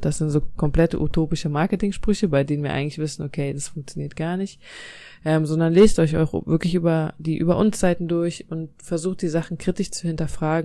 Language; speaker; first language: German; native; German